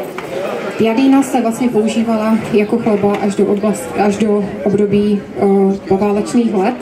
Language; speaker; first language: Czech; native; Czech